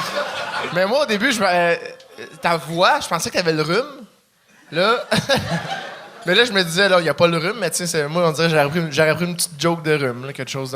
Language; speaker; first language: French; native; French